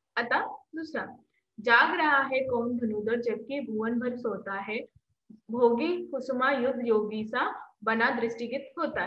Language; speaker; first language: Hindi; non-native, local second language; Marathi